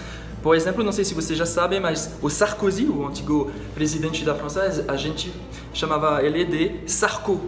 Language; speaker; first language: Portuguese; non-native, fluent; French